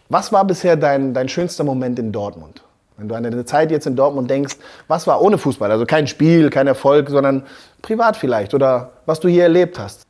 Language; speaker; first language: German; native; German